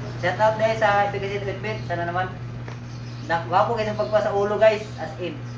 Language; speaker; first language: Filipino; non-native, local second language; Cebuano